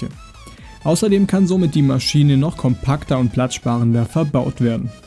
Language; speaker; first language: German; native; German